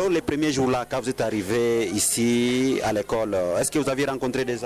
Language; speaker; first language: French; non-native, local second language; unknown